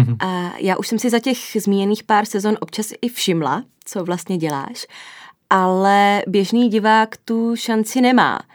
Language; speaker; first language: Czech; native; Czech